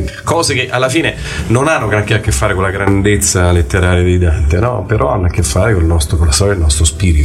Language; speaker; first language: Italian; native; Italian